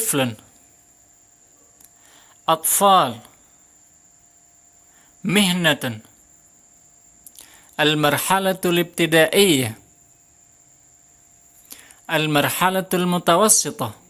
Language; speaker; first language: Arabic; non-native, fluent; Indonesian